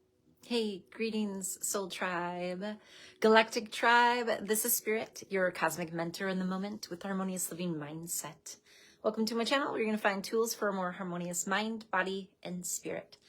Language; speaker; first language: English; native; English